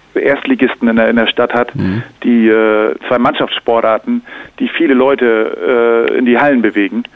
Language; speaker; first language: German; native; German